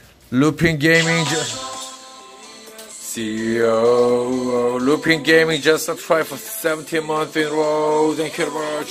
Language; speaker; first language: English; non-native, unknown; Korean